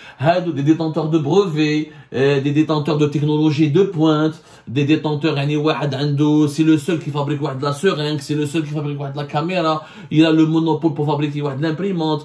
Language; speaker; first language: French; non-native, local second language; Arabic